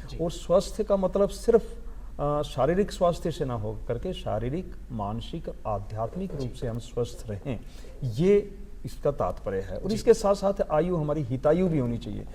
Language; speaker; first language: Hindi; native; Hindi